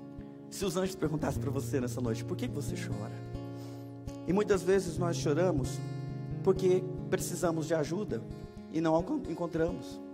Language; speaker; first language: Portuguese; native; Portuguese